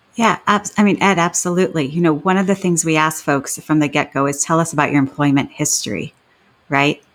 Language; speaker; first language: English; native; English